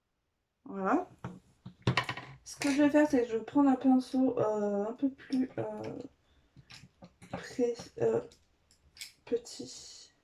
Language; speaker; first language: French; native; French